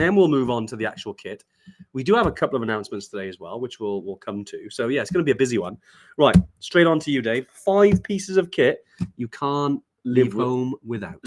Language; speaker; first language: English; native; English